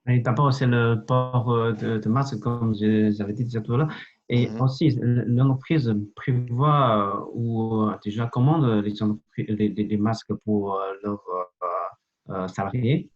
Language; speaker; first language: French; non-native, fluent; Chinese